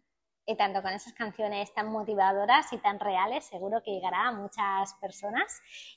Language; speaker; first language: Spanish; native; Spanish